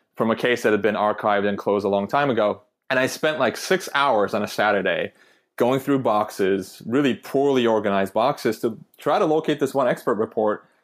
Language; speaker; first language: English; non-native, fluent; Turkish